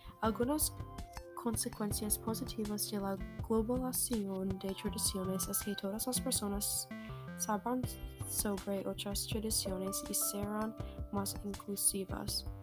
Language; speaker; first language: Spanish; non-native, learner; English